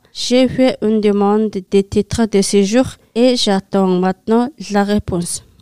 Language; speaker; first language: French; non-native, learner; Mongolian